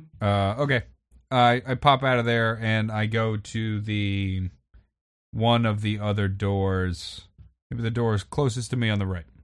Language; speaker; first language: English; native; English